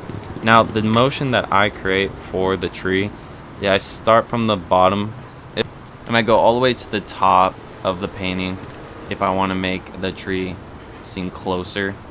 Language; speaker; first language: English; native; English